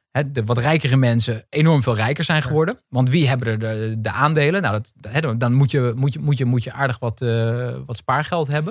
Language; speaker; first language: Dutch; native; Dutch